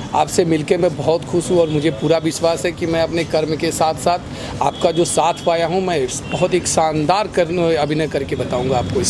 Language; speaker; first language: Hindi; native; Hindi